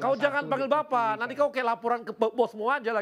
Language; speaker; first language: Indonesian; native; Indonesian